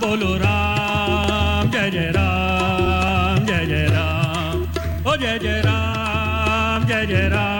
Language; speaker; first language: English; non-native, local second language; Hindi